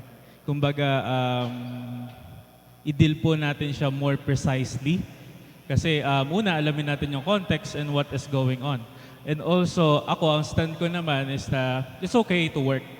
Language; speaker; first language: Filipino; native; Filipino